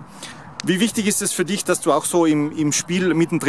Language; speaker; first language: German; native; German